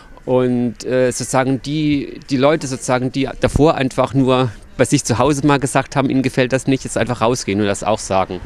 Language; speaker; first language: German; native; German